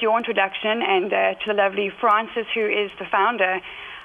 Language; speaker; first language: English; native; English